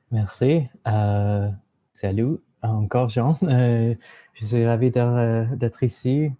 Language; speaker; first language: French; non-native, fluent; English